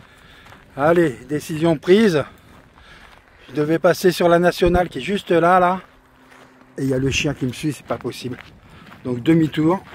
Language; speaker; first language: French; native; French